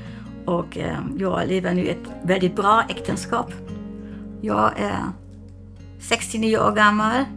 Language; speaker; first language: Swedish; non-native, fluent; German